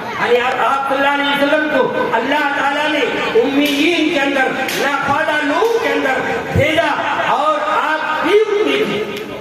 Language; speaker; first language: Urdu; native; Urdu